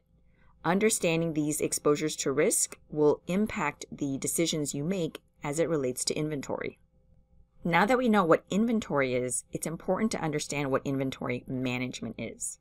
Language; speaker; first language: English; native; English